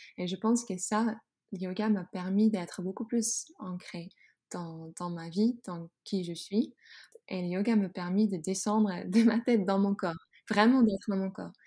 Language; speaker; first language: French; non-native, fluent; Dutch